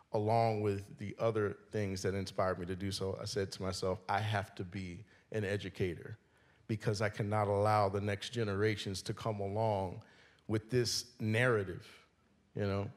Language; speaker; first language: English; native; English